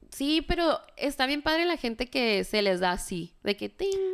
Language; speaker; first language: Spanish; early bilingual, heritage; Spanish